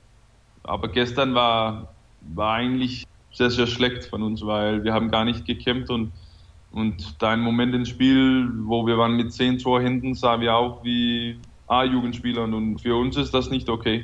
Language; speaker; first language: German; non-native, fluent; Danish